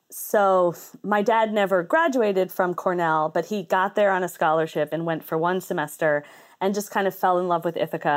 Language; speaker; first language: English; native; English